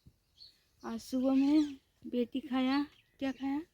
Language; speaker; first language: Hindi; non-native, local second language; Bangla